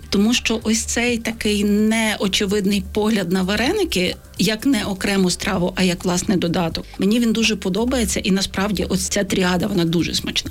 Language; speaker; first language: Ukrainian; native; Ukrainian